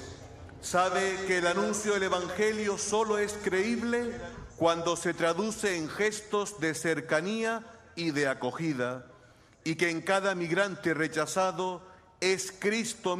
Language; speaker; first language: Spanish; native; Spanish